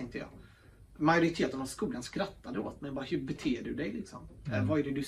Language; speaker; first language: Swedish; early bilingual, other home language; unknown